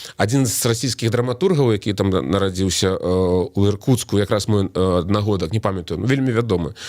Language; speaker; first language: Belarusian; native; Belarusian